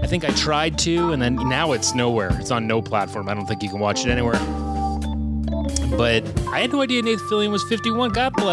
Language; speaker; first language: English; native; English